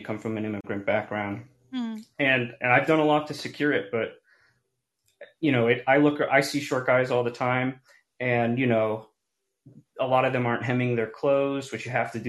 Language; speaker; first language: English; native; English